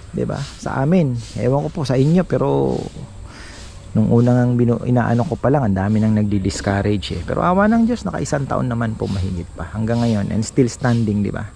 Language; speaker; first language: Filipino; non-native, local second language; Bikol